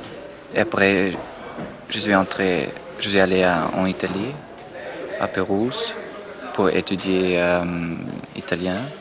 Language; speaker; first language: French; non-native, fluent; German